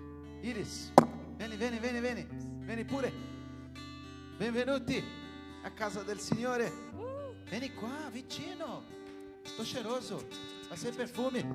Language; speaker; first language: Italian; non-native, fluent; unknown